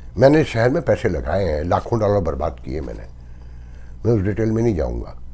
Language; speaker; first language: Urdu; native; Urdu